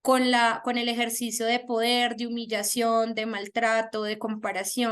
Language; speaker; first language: Spanish; native; Spanish